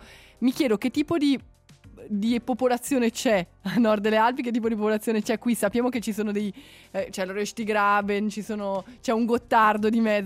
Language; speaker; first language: Italian; native; Italian